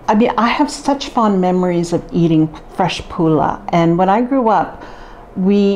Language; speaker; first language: English; native; English